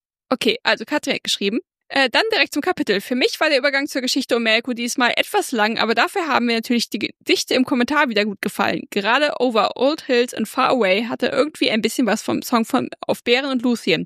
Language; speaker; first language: German; native; German